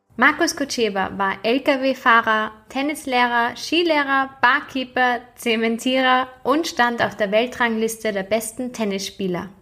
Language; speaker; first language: German; native; German